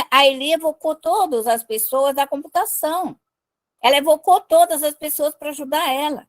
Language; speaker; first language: Portuguese; native; Portuguese